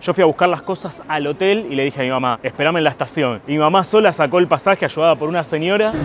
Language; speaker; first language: Spanish; native; Spanish